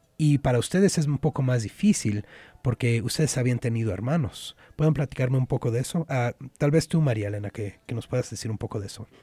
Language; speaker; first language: Spanish; early bilingual, other home language; English